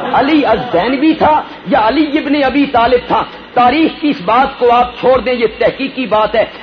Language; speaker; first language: Urdu; non-native, local second language; Punjabi